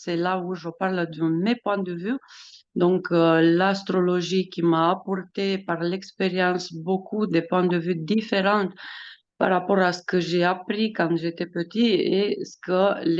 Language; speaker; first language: French; non-native, fluent; Romanian